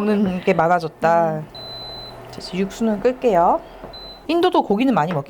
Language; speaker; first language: Korean; native; Korean